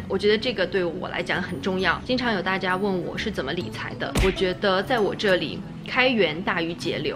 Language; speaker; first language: Chinese; native; Chinese